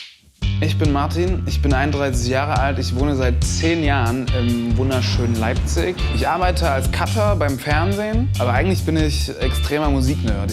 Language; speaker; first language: German; native; German